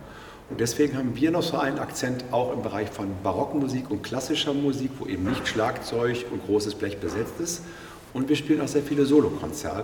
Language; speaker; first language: German; native; German